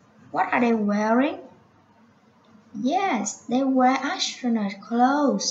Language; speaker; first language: English; non-native, fluent; Vietnamese